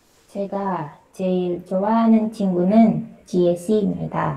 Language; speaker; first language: Korean; non-native, learner; Indonesian